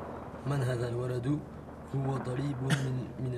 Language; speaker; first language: Arabic; non-native, learner; French